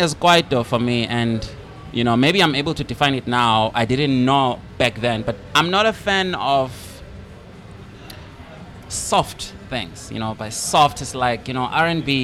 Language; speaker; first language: English; non-native, local second language; Swati